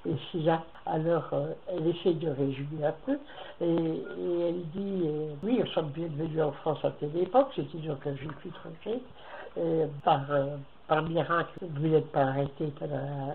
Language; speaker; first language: French; native; French